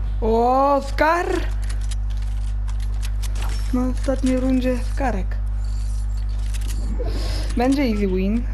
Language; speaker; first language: Polish; early bilingual, heritage; German